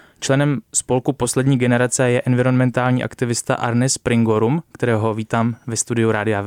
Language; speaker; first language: Czech; native; Czech